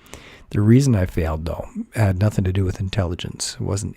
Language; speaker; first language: English; native; English